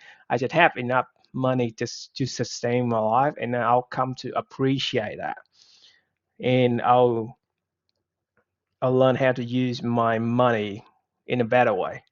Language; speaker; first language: English; non-native, fluent; Vietnamese